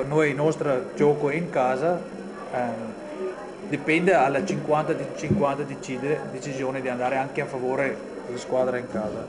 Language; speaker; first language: Italian; non-native, learner; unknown